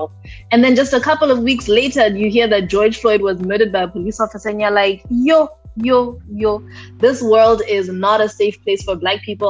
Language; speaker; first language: English; non-native, local second language; Tswana